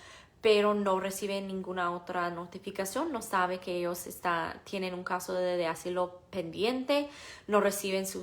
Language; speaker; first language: Spanish; non-native, fluent; English